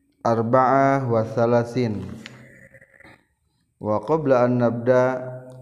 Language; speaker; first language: Arabic; non-native, fluent; Indonesian